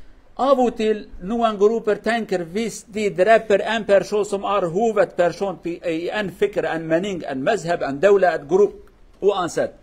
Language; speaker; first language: Norwegian; non-native, fluent; Kurdish